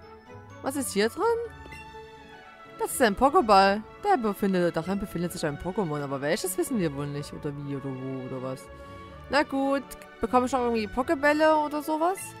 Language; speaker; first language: German; native; German